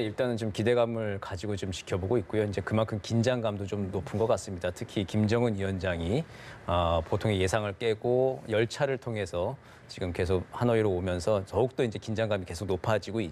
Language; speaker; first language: Korean; native; Korean